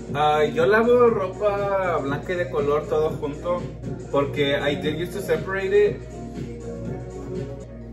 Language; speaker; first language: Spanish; early bilingual, heritage; Spanish